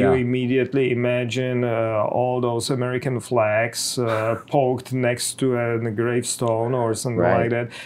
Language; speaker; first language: English; non-native, fluent; Czech